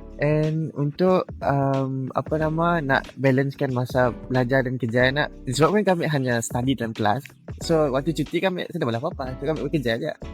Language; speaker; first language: Malay; native; Malay